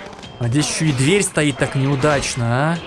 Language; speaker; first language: Russian; native; Russian